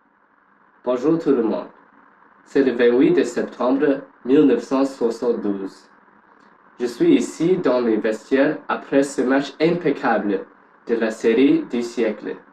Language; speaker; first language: French; non-native, fluent; English